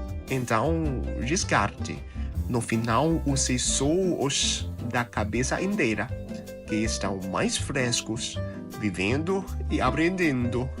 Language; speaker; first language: Portuguese; non-native, learner; Chinese